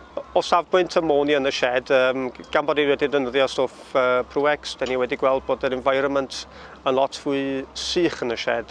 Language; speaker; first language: Welsh; native; Welsh